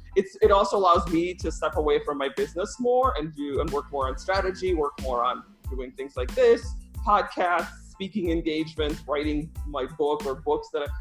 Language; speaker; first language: English; early bilingual, other home language; Russian